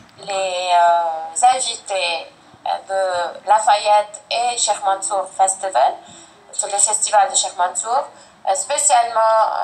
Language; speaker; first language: French; non-native, fluent; Arabic